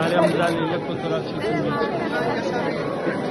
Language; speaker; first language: Turkish; native; Turkish